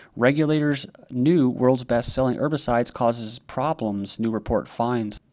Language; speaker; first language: English; native; English